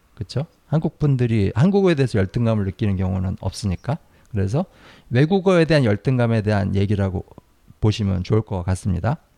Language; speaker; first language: Korean; native; Korean